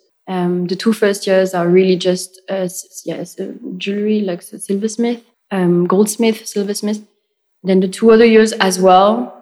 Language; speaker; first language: English; non-native, fluent; French